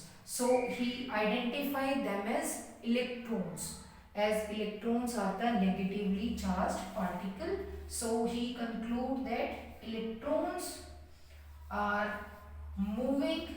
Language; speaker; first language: English; non-native, local second language; Hindi